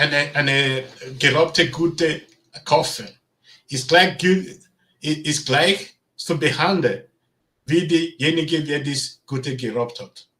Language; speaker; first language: German; non-native, learner; Bini